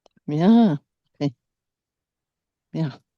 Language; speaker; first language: French; native; French